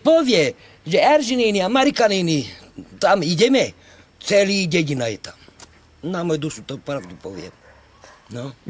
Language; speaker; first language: Slovak; non-native, local second language; Hungarian